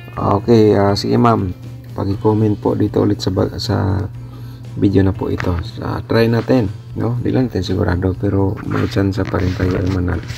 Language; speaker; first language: Filipino; non-native, local second language; Cebuano